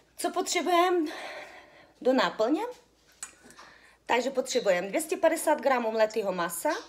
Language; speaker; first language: Czech; early bilingual, heritage; Russian